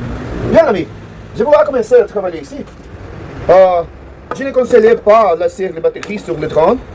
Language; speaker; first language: French; non-native, learner; Portuguese